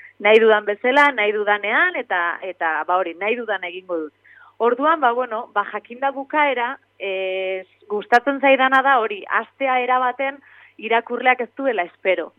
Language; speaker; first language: Basque; native; Basque